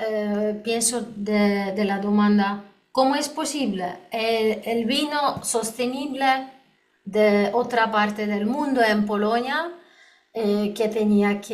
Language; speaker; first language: Spanish; non-native, learner; Polish